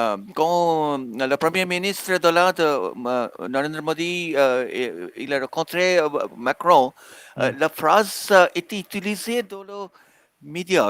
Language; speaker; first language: French; non-native, fluent; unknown